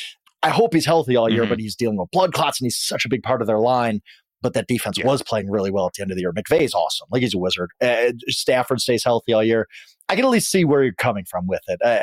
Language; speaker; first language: English; native; English